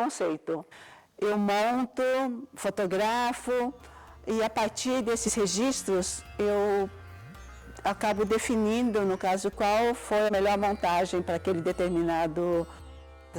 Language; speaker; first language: Portuguese; early bilingual, other home language; Cantonese